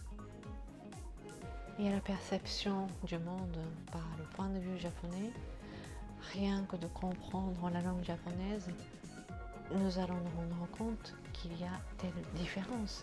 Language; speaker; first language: French; non-native, fluent; Japanese